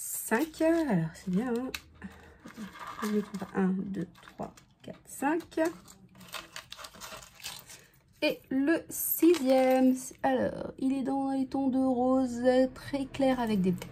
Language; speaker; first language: French; native; French